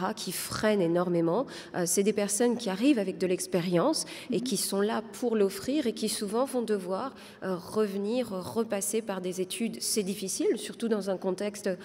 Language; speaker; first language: French; non-native, local second language; Arabic